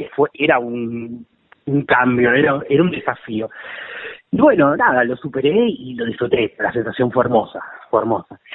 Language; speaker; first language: Spanish; native; Spanish